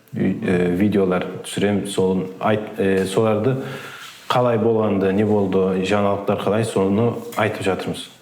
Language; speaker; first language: Kazakh; early bilingual, heritage; Kazakh